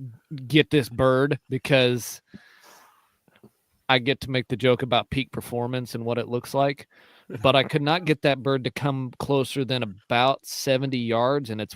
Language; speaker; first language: English; native; English